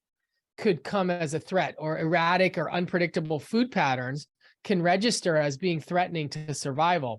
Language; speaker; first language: English; native; English